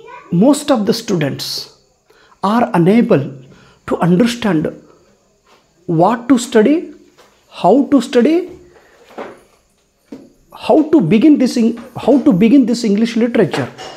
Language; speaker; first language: English; non-native, local second language; Kannada